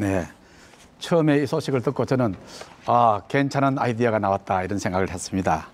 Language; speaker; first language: Korean; native; Korean